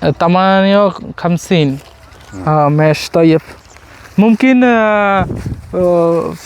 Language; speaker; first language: Arabic; non-native, learner; Bangla